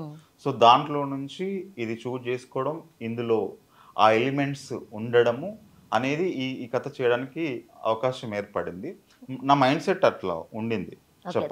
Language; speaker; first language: Telugu; native; Telugu